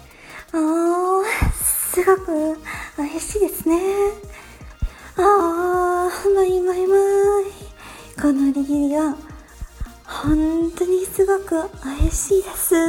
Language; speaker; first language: Japanese; non-native, learner; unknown